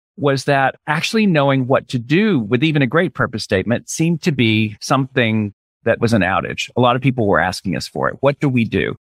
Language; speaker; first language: English; native; English